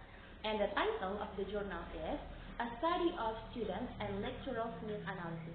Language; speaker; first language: English; non-native, learner; Indonesian